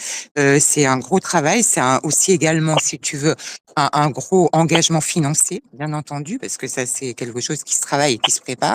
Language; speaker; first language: French; native; French